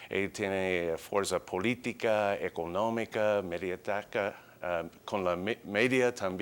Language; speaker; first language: Spanish; early bilingual, heritage; English